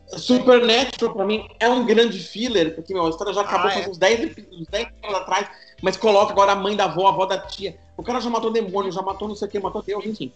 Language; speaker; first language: Portuguese; native; Portuguese